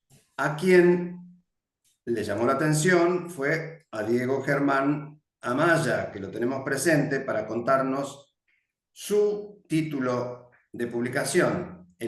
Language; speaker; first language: Spanish; native; Spanish